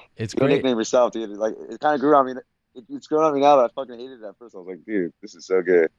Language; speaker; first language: English; native; English